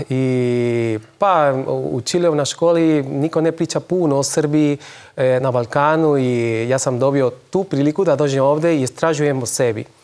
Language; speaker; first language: Serbian; non-native, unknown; Spanish